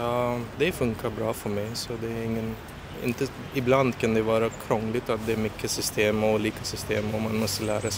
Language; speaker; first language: Swedish; non-native, fluent; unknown